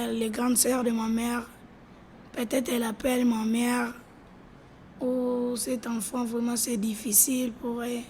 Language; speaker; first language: French; non-native, learner; Lingala